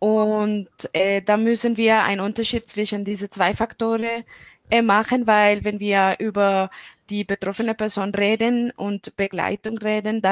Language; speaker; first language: German; non-native, fluent; Spanish